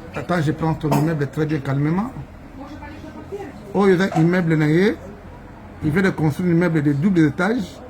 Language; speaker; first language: French; non-native, local second language; Lingala